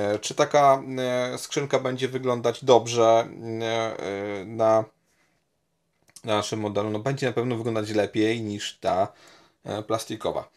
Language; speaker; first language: Polish; native; Polish